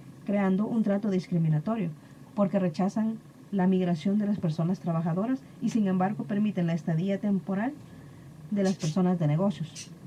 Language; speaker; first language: Spanish; native; Spanish